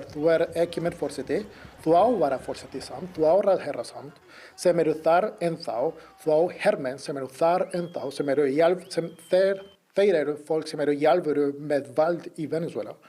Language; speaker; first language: Icelandic; non-native, learner; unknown